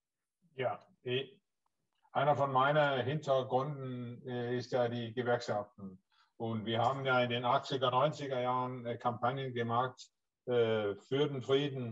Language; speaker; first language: German; non-native, learner; Danish